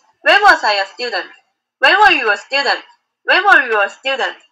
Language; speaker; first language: English; non-native, learner; Korean